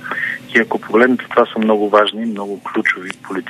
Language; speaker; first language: Bulgarian; native; Bulgarian